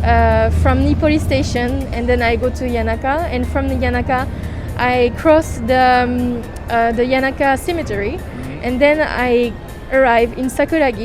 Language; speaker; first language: English; non-native, fluent; French